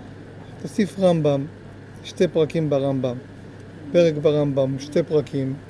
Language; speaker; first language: Hebrew; native; Hebrew